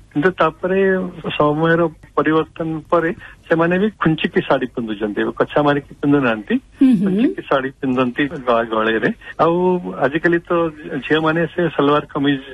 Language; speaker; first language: Odia; non-native, local second language; Marathi